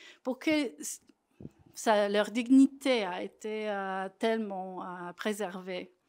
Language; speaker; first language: French; non-native, fluent; Polish